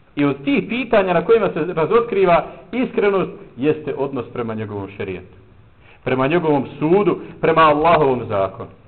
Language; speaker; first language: Bosnian; native; Bosnian